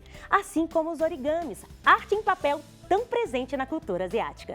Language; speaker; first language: Portuguese; native; Portuguese